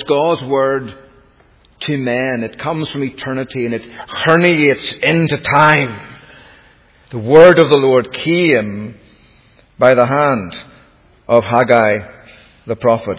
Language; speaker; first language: English; native; English